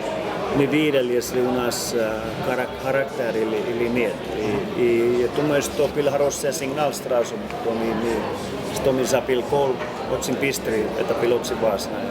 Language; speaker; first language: Russian; non-native, learner; Finnish